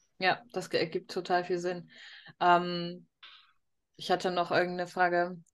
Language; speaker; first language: German; native; German